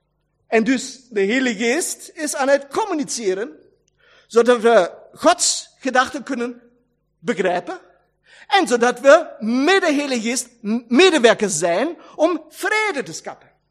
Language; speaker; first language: Dutch; non-native, fluent; German